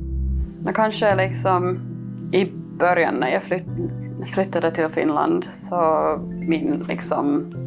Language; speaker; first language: Swedish; non-native, fluent; English